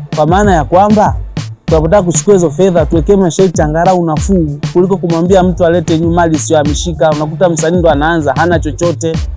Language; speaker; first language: Swahili; native; Swahili